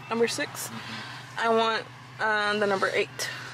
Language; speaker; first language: English; early bilingual, other home language; Spanish